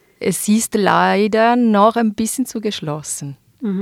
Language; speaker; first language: German; non-native, fluent; Italian